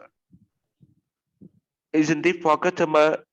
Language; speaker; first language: English; non-native, learner; Vietnamese